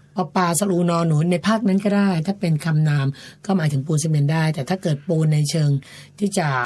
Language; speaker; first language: Thai; native; Thai